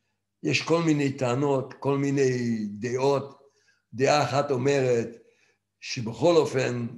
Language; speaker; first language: Hebrew; non-native, fluent; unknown